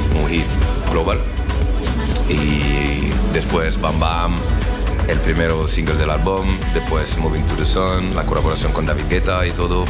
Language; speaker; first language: Spanish; non-native, learner; French